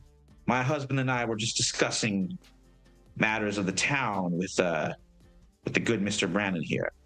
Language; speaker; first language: English; native; English